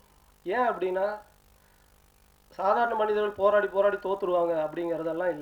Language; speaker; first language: Tamil; native; Tamil